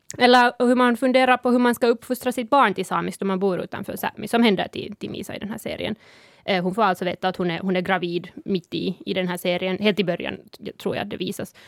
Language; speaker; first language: Swedish; non-native, local second language; Northern Sami